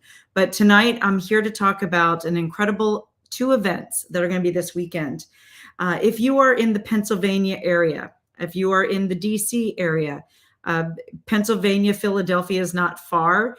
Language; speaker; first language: English; native; English